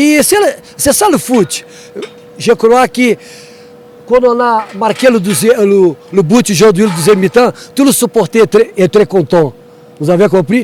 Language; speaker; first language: French; non-native, learner; Portuguese